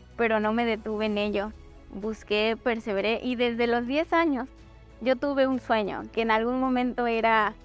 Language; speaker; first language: Spanish; native; Spanish